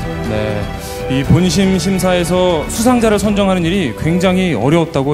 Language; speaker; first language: Korean; native; Korean